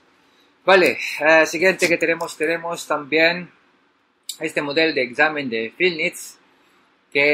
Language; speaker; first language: Spanish; non-native, learner; Filipino